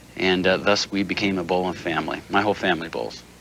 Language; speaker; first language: English; native; English